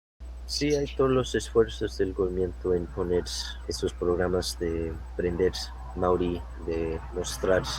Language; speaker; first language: Spanish; non-native, fluent; English